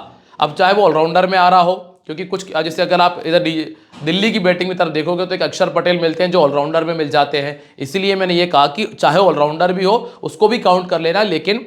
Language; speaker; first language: Hindi; native; Hindi